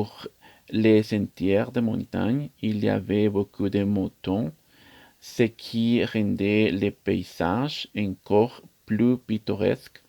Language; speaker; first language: French; non-native, learner; Spanish